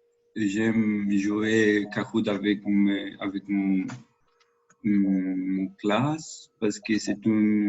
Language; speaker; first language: French; non-native, learner; Spanish